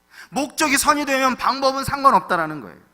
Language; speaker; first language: Korean; native; Korean